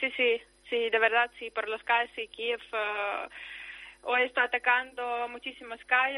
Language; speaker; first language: Spanish; non-native, learner; Ukrainian